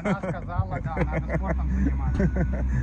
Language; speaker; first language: Russian; native; Russian